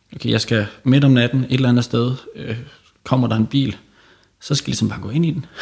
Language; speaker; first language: Danish; native; Danish